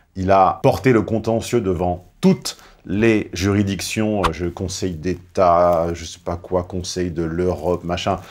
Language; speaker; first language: French; native; French